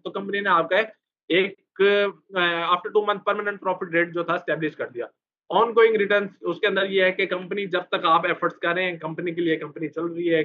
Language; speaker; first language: Hindi; native; Hindi